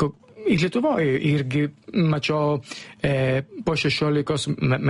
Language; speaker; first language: Lithuanian; non-native, fluent; Italian